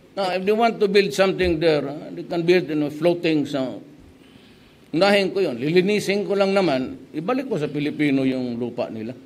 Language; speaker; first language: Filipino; non-native, local second language; Cebuano